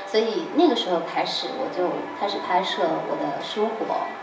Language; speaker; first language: Chinese; native; Chinese